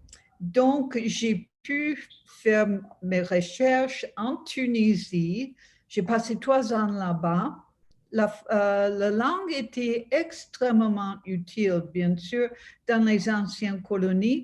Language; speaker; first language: French; non-native, fluent; English